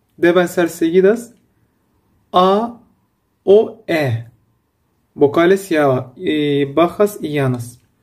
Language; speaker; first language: Spanish; non-native, fluent; Turkish